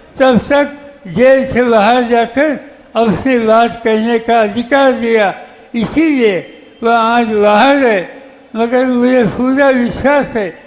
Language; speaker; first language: Hindi; non-native, local second language; Marathi